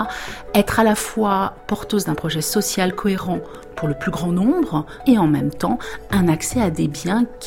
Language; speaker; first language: French; native; French